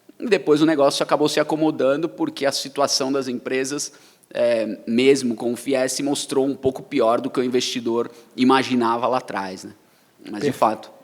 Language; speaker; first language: Portuguese; native; Portuguese